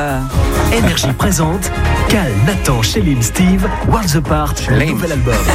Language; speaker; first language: French; native; French